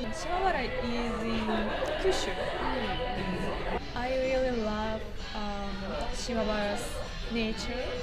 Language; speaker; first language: English; non-native, learner; Russian